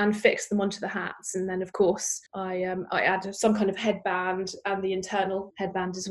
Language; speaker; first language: English; native; English